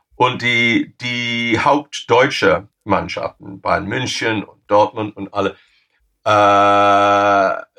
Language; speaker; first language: German; non-native, fluent; English